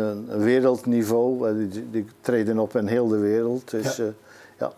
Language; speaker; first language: Dutch; native; Dutch